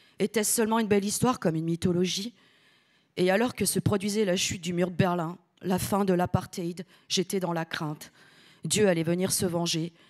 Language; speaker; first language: French; early bilingual, other home language; Italian